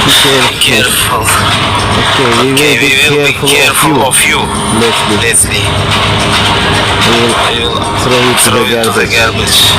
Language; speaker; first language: English; non-native, learner; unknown